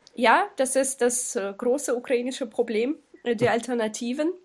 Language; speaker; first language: German; non-native, fluent; Ukrainian